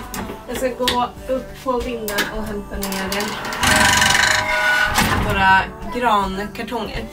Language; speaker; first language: Swedish; native; Swedish